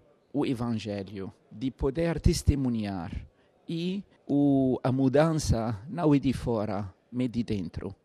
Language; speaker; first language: Portuguese; non-native, fluent; Arabic